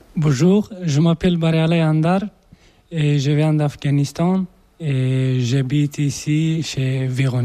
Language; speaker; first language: French; non-native, learner; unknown